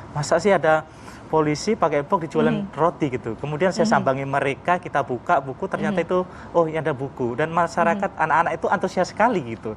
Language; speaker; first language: Indonesian; non-native, local second language; Javanese